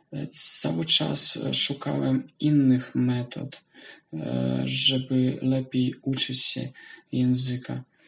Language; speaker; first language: Polish; non-native, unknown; Russian